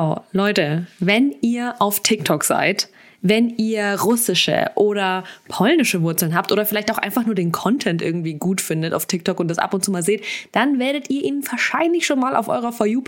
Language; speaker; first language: German; early bilingual, other home language; Russian